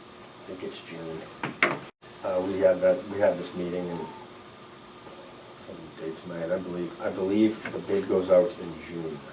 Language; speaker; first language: English; native; English